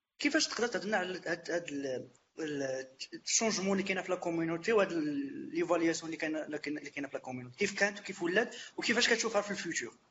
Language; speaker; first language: Arabic; native; Arabic